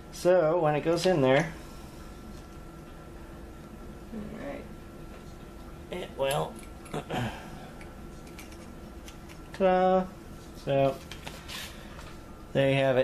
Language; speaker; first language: English; native; English